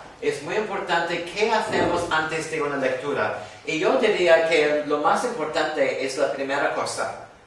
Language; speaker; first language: Spanish; non-native, fluent; English